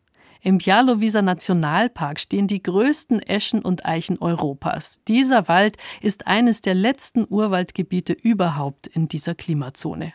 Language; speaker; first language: German; native; German